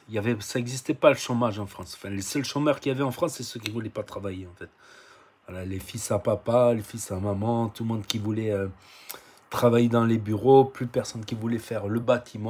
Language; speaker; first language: French; native; French